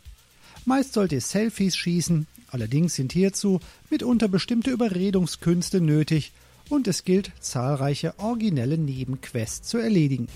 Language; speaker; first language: German; native; German